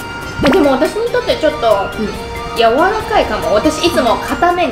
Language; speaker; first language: Japanese; non-native, fluent; Chinese